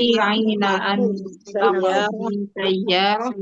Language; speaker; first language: Arabic; non-native, learner; Indonesian